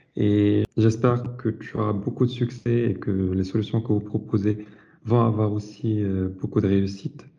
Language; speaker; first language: French; non-native, local second language; Arabic